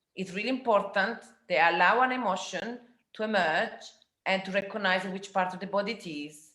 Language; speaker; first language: English; non-native, fluent; Italian